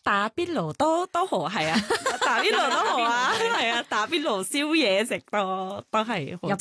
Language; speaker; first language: Cantonese; non-native, learner; Thai